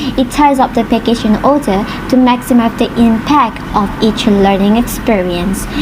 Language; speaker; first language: English; non-native, local second language; Malay